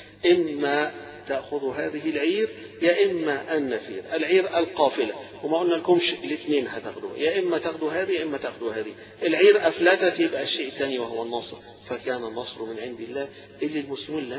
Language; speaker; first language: Arabic; native; Arabic